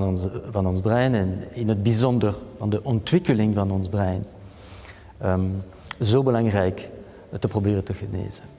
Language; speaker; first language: Dutch; non-native, local second language; French